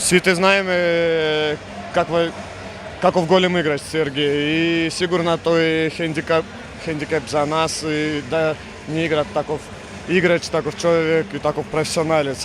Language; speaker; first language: Macedonian; non-native, fluent; Russian